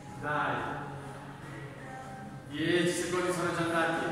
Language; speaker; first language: Italian; native; Italian